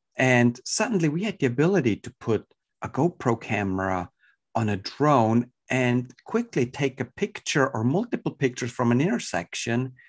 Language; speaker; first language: English; non-native, fluent; Swiss German